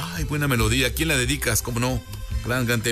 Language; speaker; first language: Spanish; native; Spanish